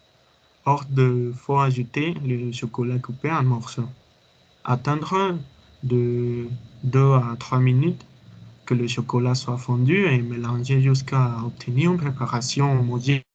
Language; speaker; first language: French; non-native, learner; Spanish